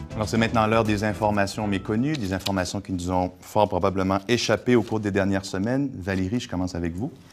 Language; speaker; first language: French; native; French